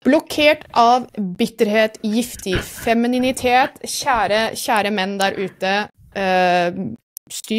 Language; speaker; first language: Norwegian; native; Norwegian